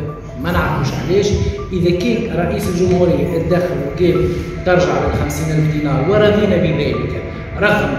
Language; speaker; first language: Arabic; native; Arabic